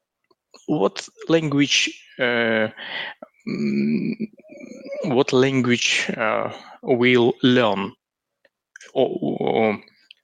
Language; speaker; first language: English; non-native, learner; Russian